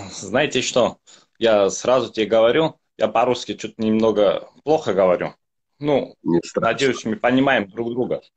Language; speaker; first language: Russian; non-native, fluent; Armenian